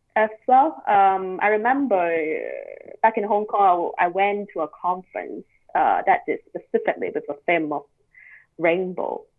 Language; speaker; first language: English; non-native, local second language; Cantonese